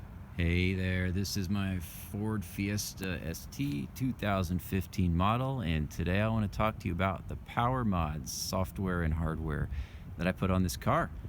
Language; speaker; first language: English; native; English